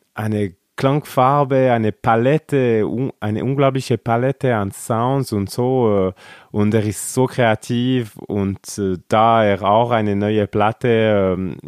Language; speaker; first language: German; non-native, local second language; French